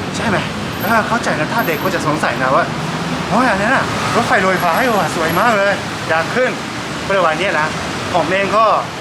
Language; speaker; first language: Thai; non-native, fluent; Japanese